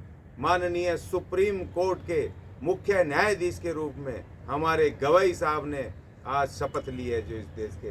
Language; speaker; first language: Hindi; native; Hindi